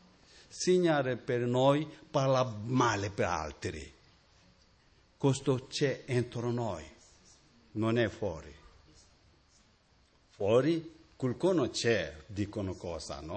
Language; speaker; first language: Italian; non-native, learner; Tibetan